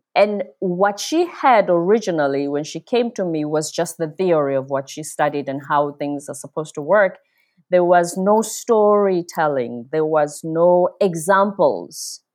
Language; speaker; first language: English; non-native, local second language; Zulu